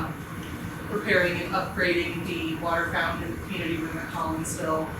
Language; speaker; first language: English; native; English